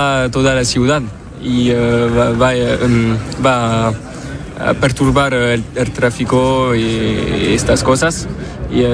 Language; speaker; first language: Spanish; non-native, learner; French